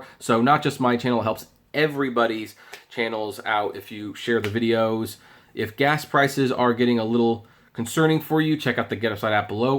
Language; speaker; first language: English; native; English